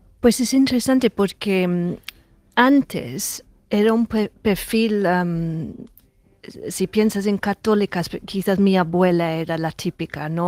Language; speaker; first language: Spanish; non-native, fluent; English